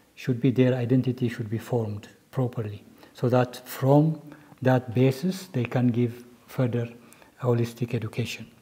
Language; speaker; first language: English; non-native, local second language; Amharic